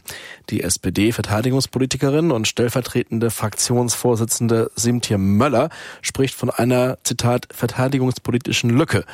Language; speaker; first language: German; native; German